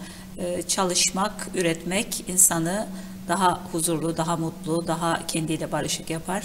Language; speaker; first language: Turkish; native; Turkish